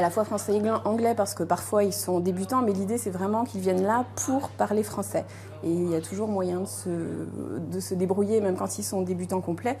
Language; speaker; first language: French; native; French